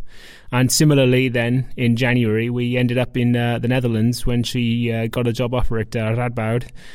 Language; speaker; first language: English; native; English